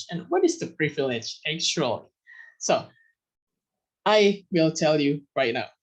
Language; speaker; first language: English; non-native, fluent; Indonesian